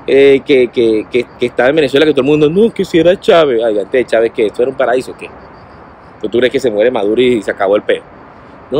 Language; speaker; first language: Spanish; native; Spanish